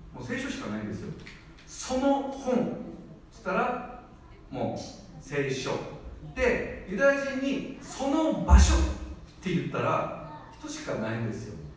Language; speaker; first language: Japanese; non-native, fluent; Korean